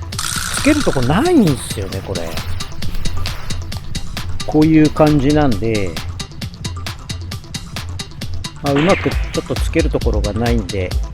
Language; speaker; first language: Japanese; native; Japanese